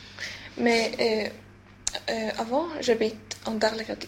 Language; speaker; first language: French; non-native, learner; Swedish